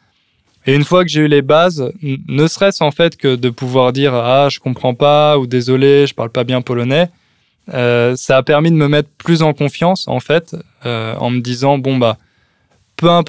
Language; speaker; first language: French; native; French